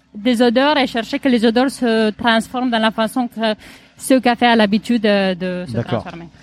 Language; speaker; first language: French; non-native, fluent; Romanian